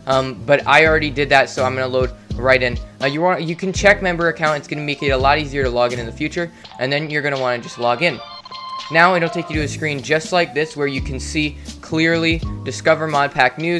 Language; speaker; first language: English; native; English